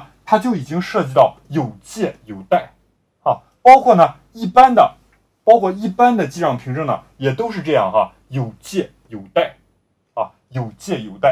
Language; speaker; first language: Chinese; native; Chinese